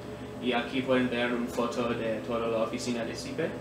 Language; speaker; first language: Spanish; non-native, learner; English